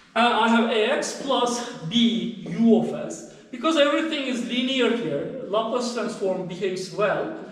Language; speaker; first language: English; non-native, fluent; Turkish